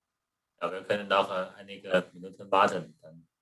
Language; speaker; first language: German; non-native, learner; Chinese